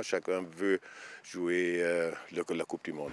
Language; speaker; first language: French; non-native, fluent; German